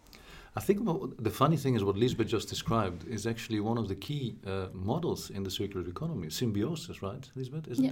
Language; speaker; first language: English; non-native, fluent; Dutch